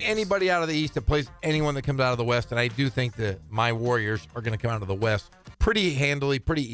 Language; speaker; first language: English; native; English